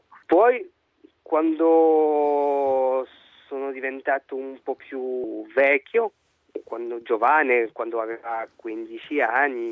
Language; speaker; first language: Italian; non-native, learner; French